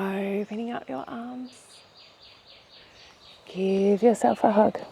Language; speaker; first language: English; native; English